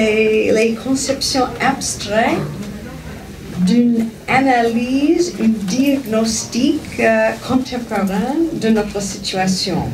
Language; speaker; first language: French; non-native, fluent; English